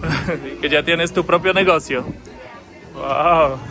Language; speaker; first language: Spanish; non-native, fluent; Polish